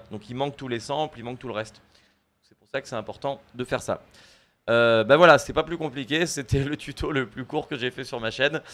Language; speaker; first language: French; native; French